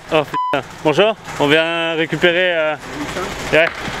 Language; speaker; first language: French; native; French